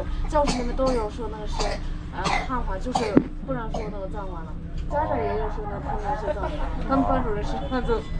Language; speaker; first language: Chinese; non-native, local second language; Tibetan